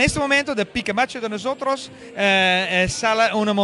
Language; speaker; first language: Spanish; non-native, fluent; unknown